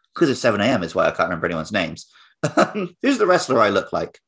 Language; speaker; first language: English; native; English